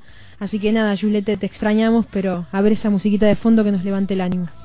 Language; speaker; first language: Spanish; native; Spanish